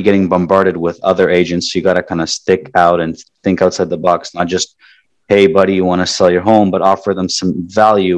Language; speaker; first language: English; native; English